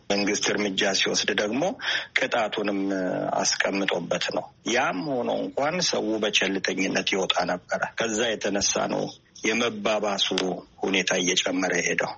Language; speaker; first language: Amharic; non-native, local second language; Italian